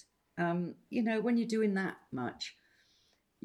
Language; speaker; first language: English; native; English